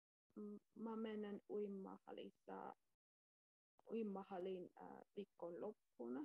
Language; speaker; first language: Finnish; non-native, learner; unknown